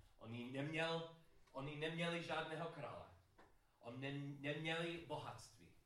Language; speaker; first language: Czech; non-native, learner; English